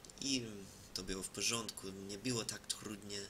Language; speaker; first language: Polish; non-native, learner; English